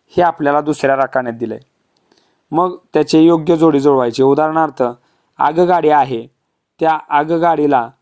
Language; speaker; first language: Marathi; native; Marathi